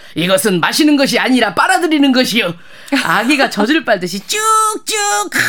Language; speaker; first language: Korean; native; Korean